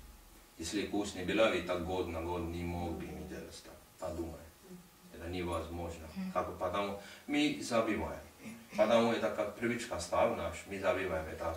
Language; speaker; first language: Russian; non-native, learner; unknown